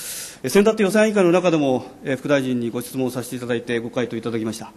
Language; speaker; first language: Japanese; native; Japanese